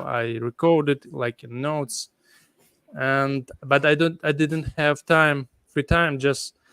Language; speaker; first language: English; non-native, fluent; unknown